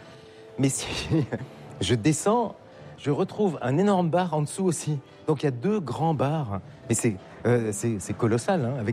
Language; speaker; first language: French; native; French